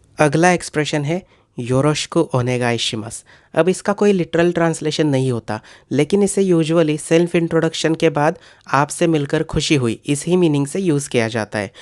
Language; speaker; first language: Hindi; non-native, local second language; Marathi